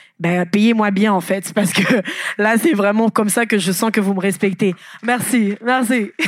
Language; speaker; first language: French; non-native, local second language; Lingala